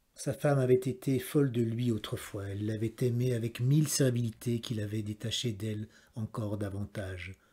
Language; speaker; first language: French; native; French